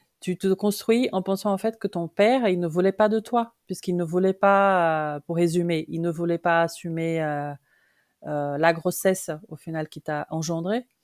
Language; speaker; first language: French; non-native, fluent; Portuguese